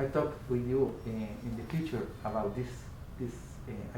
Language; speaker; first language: English; non-native, learner; Spanish